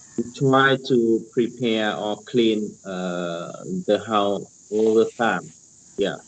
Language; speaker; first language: English; non-native, learner; Vietnamese